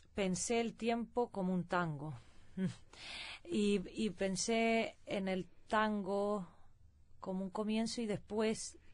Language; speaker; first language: Spanish; early bilingual, heritage; Swedish